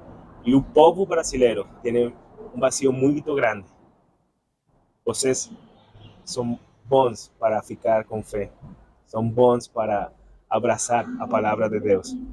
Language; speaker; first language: Portuguese; non-native, learner; Spanish